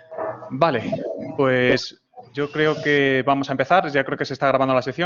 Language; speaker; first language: Spanish; native; Spanish